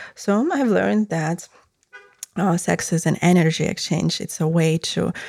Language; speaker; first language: English; non-native, fluent; Russian